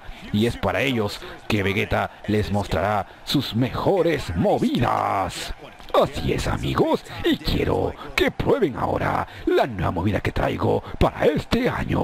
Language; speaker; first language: Spanish; native; Spanish